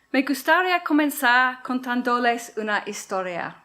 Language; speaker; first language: Spanish; non-native, learner; English